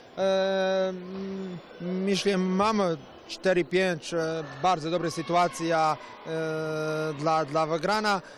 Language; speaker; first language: Polish; non-native, learner; Croatian